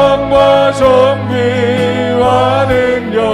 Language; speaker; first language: Korean; native; Korean